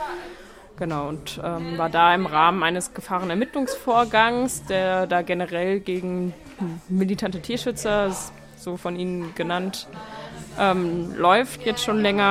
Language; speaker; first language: German; native; German